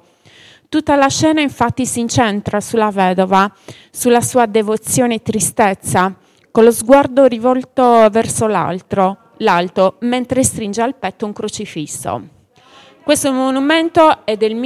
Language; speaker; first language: Italian; native; Italian